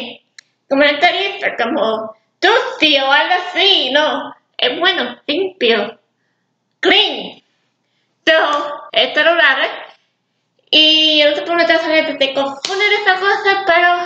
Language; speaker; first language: Spanish; early bilingual, heritage; English